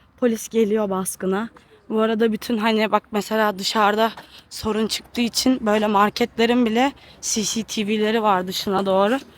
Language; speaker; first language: Turkish; native; Turkish